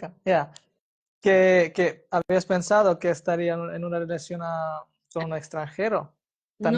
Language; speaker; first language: Spanish; non-native, fluent; Hindi